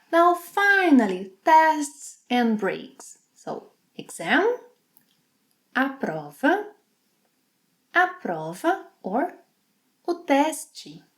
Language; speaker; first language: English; non-native, fluent; Portuguese